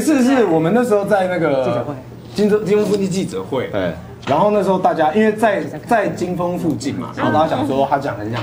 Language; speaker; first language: Chinese; native; Chinese